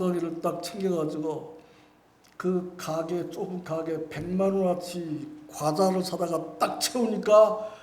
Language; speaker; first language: Korean; native; Korean